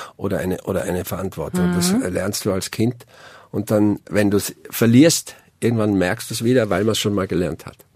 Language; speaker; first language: German; native; German